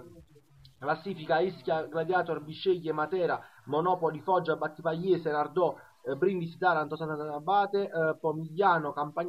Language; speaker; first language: Italian; native; Italian